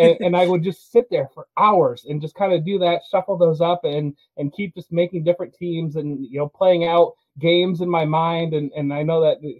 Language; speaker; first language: English; native; English